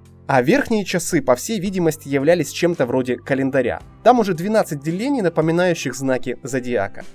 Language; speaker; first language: Russian; native; Russian